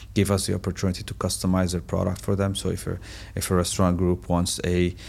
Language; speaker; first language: English; non-native, fluent; Arabic